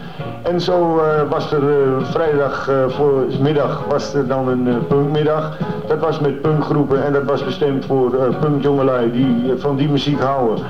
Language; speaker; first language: Dutch; native; Dutch